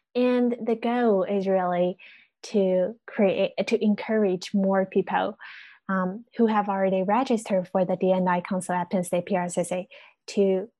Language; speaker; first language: English; non-native, fluent; Chinese